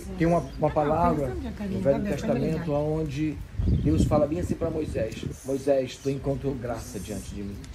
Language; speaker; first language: Portuguese; native; Portuguese